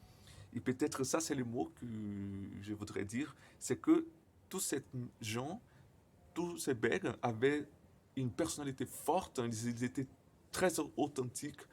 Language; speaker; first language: French; non-native, learner; Portuguese